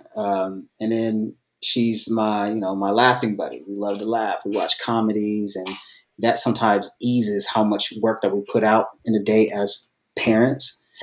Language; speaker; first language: English; native; English